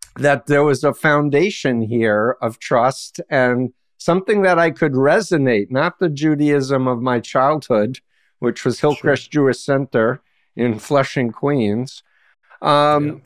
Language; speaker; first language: English; native; English